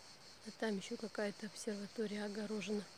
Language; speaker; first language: Russian; native; Russian